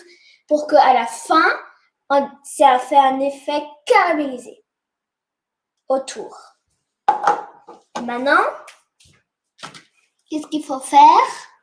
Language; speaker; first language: French; non-native, fluent; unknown